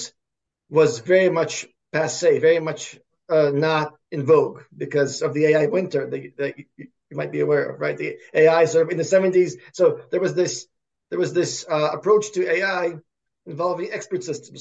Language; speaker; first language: English; early bilingual, other home language; Russian